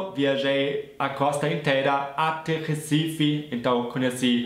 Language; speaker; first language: English; non-native, fluent; German